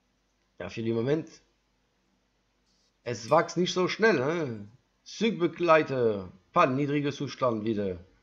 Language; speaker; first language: German; non-native, learner; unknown